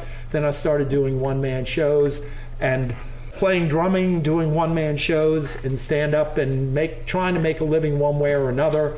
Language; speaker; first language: English; native; English